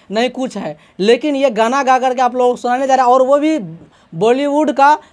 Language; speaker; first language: Hindi; native; Hindi